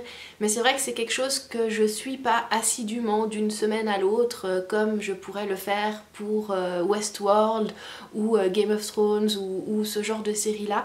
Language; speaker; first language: French; native; French